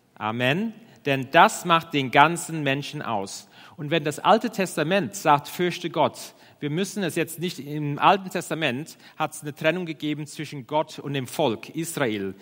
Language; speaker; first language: German; non-native, fluent; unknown